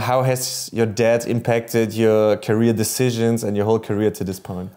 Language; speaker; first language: English; non-native, fluent; German